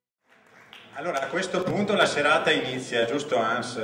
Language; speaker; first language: Italian; native; Italian